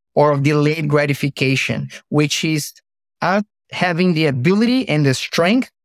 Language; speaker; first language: English; non-native, fluent; Portuguese